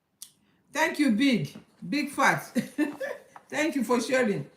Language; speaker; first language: English; non-native, local second language; Yoruba